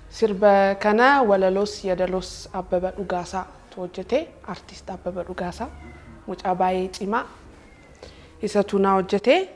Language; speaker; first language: Oromo; early bilingual, heritage; Oromo